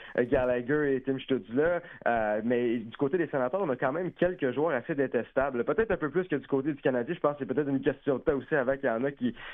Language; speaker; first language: French; native; French